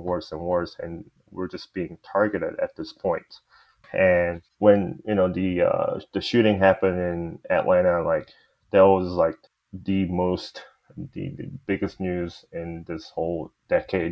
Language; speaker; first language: English; native; English